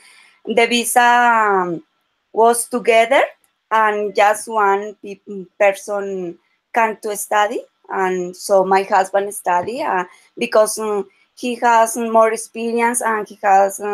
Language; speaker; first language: English; non-native, learner; Spanish